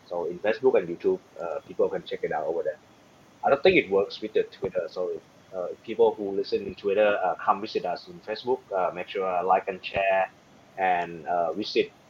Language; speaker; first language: English; non-native, learner; Thai